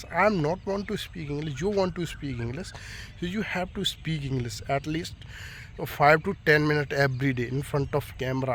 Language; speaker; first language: English; non-native, local second language; Hindi